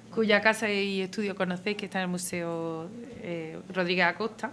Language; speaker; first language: Spanish; native; Spanish